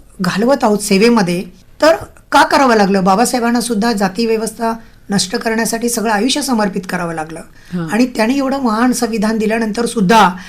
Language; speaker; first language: Marathi; native; Marathi